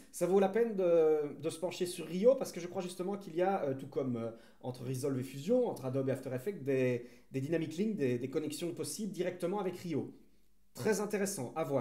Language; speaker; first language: French; native; French